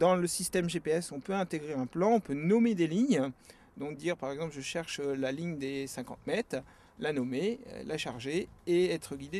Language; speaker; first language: French; native; French